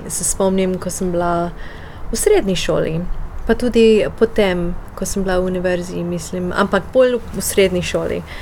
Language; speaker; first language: Slovenian; early bilingual, heritage; Slovenian